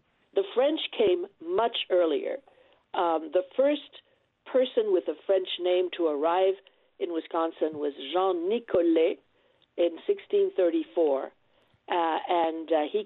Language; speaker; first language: English; non-native, fluent; French